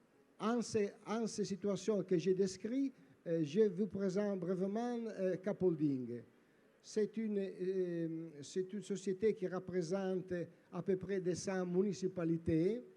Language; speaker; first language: French; non-native, learner; Italian